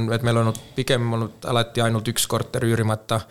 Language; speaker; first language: Estonian; non-native, fluent; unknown